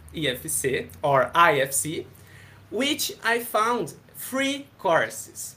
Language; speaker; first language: English; non-native, fluent; Portuguese